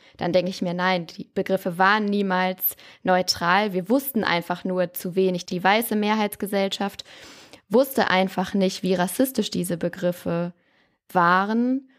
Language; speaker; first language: German; native; German